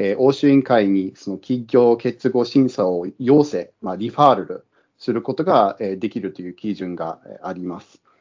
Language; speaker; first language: Japanese; non-native, fluent; English